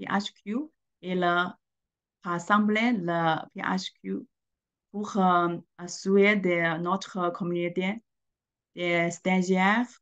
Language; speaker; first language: French; non-native, learner; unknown